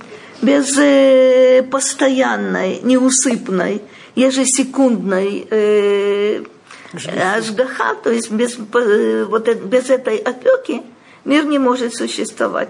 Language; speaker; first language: Russian; native; Russian